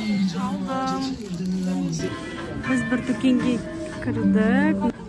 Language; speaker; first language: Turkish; non-native, learner; Kazakh